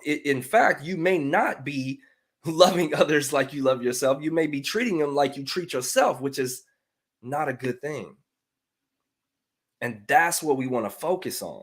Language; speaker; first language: English; native; English